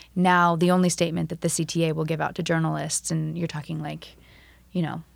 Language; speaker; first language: English; native; English